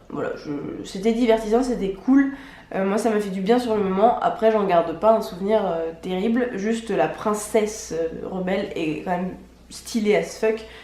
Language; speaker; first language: French; native; French